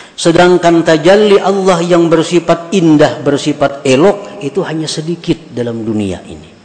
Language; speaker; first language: Indonesian; non-native, local second language; Banjar